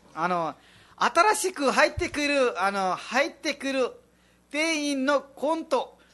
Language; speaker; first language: Japanese; non-native, fluent; Nepali